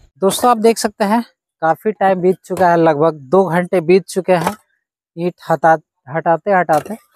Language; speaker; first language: Hindi; native; Hindi